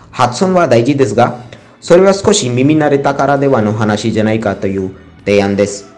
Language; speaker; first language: Japanese; non-native, fluent; Hindi